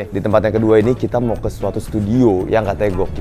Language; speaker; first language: Indonesian; native; Indonesian